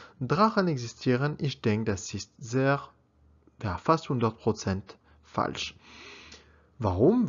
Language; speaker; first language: German; non-native, learner; French